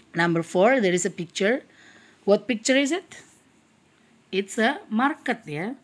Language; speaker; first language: English; non-native, fluent; Indonesian